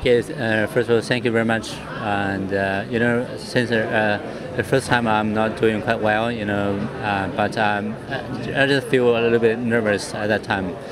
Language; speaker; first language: English; non-native, fluent; Chinese